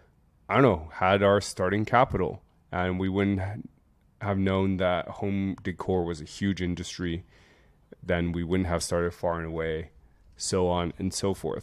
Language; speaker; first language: English; native; English